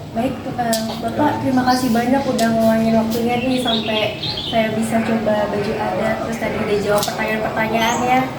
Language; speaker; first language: Indonesian; native; Indonesian